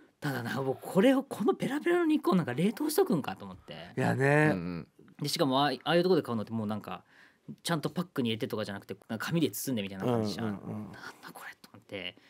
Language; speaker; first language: Japanese; native; Japanese